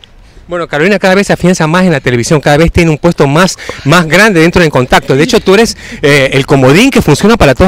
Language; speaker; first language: Spanish; native; Spanish